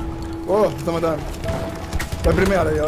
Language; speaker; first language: Catalan; native; Catalan